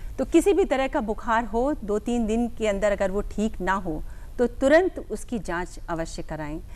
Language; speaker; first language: Hindi; native; Hindi